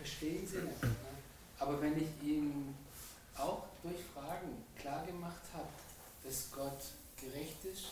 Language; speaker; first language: German; native; German